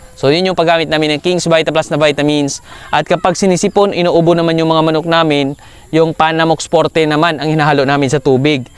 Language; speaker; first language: Filipino; non-native, local second language; Cebuano